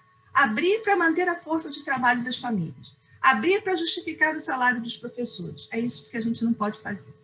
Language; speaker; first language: Portuguese; native; Portuguese